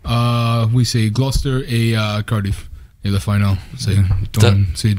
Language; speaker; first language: French; non-native, learner; English